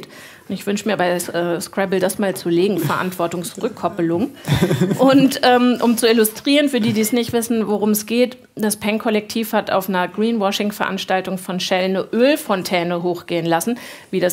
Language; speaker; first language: German; native; German